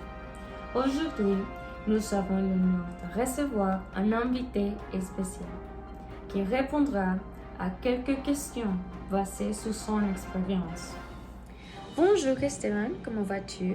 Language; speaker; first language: French; non-native, learner; Spanish